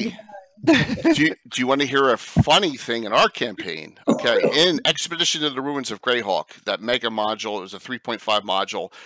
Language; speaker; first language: English; native; English